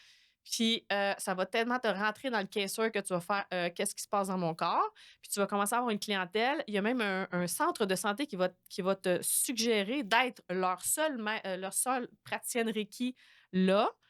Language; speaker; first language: French; native; French